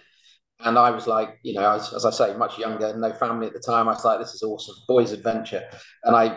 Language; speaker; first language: English; native; English